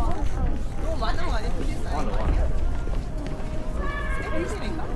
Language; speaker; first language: Korean; native; Korean